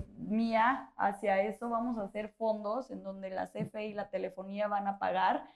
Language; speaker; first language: Spanish; native; Spanish